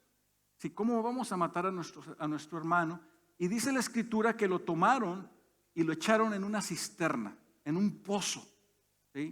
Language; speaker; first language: Spanish; native; Spanish